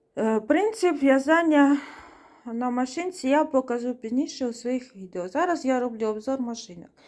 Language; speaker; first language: Ukrainian; non-native, local second language; Russian